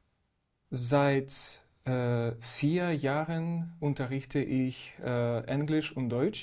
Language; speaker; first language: German; non-native, fluent; Ukrainian